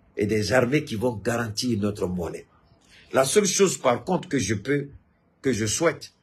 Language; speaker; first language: French; non-native, local second language; Bambara